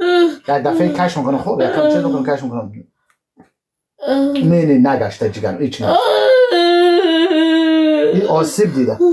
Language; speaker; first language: Persian; native; Persian